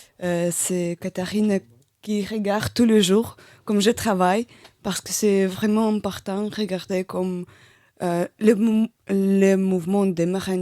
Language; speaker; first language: French; non-native, learner; Russian